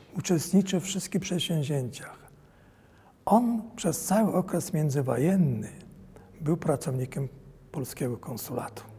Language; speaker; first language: Polish; native; Polish